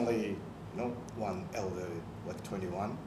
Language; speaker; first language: English; non-native, learner; Japanese